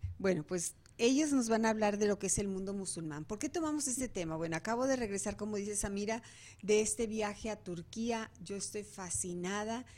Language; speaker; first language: Spanish; native; Spanish